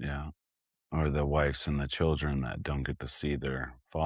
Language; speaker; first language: English; native; English